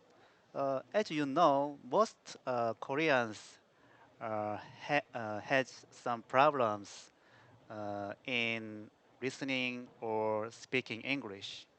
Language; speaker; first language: English; non-native, learner; Korean